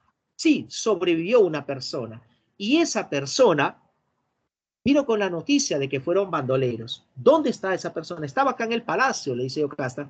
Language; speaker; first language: Spanish; native; Spanish